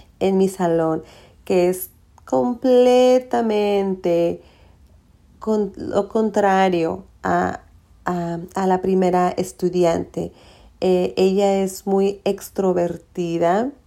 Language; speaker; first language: Spanish; early bilingual, heritage; Spanish